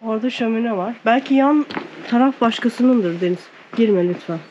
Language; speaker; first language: Turkish; native; Turkish